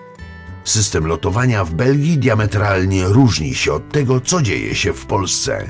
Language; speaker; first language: Polish; native; Polish